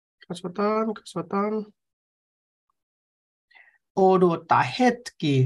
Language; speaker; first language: Finnish; non-native, fluent; Burmese